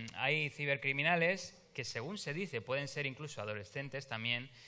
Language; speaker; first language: Spanish; native; Spanish